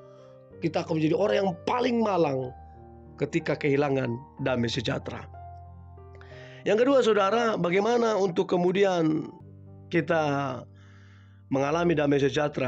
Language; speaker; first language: Indonesian; native; Indonesian